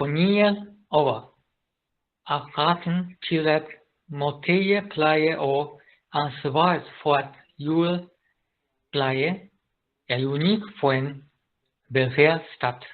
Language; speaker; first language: Danish; non-native, learner; Japanese